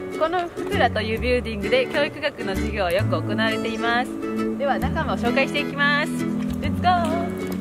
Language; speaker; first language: Japanese; native; Japanese